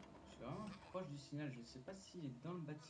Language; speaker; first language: French; native; French